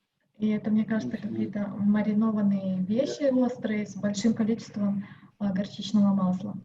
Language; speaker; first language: Russian; native; Russian